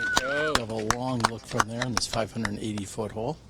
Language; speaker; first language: English; native; English